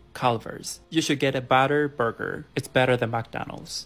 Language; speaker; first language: English; non-native, fluent; Japanese